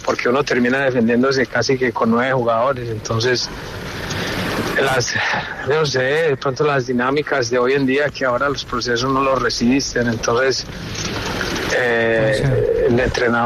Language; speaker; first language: Spanish; native; Spanish